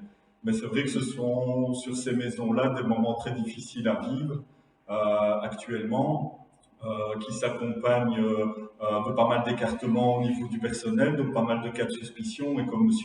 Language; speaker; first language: French; native; French